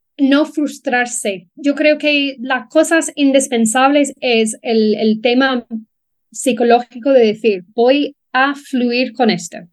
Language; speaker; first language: Spanish; non-native, fluent; English